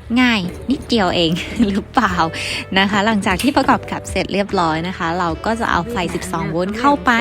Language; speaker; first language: Thai; native; Thai